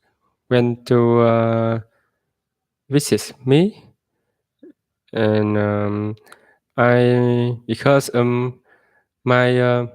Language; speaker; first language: English; non-native, learner; Vietnamese